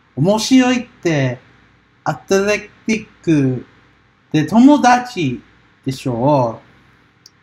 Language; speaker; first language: Japanese; non-native, learner; English